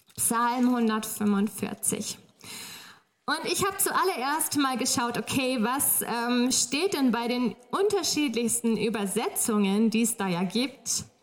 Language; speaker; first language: German; native; German